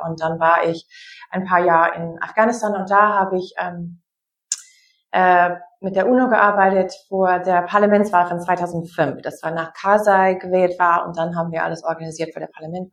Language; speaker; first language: German; non-native, fluent; English